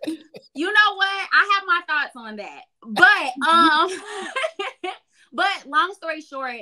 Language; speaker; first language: English; native; English